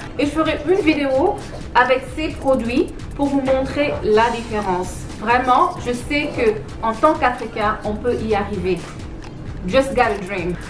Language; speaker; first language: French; non-native, local second language; Wolof